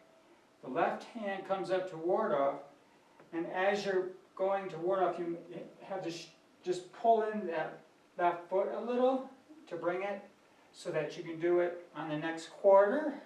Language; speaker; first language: English; native; English